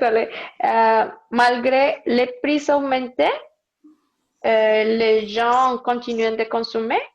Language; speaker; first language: French; non-native, learner; Spanish